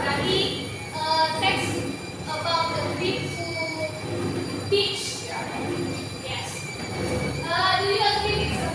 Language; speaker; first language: English; non-native, learner; Indonesian